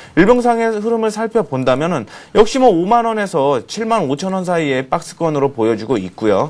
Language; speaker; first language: Korean; native; Korean